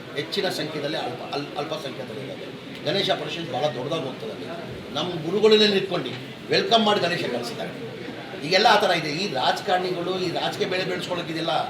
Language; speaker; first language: Kannada; non-native, local second language; Urdu